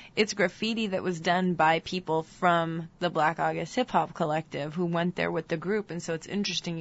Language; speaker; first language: English; native; English